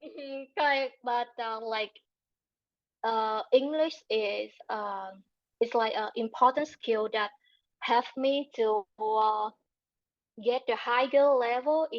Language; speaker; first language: English; non-native, learner; Vietnamese